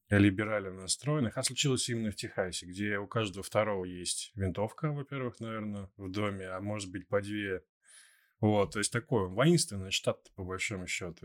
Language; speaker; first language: Russian; native; Russian